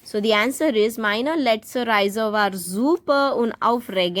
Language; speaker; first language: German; non-native, learner; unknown